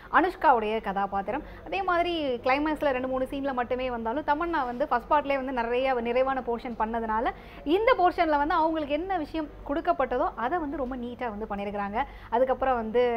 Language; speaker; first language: Tamil; native; Tamil